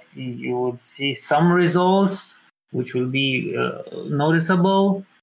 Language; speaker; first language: English; non-native, fluent; Romanian